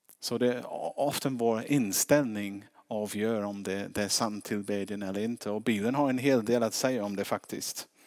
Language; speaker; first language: Swedish; non-native, fluent; English